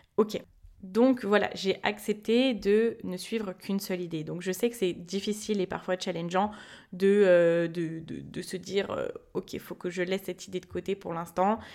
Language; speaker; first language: French; native; French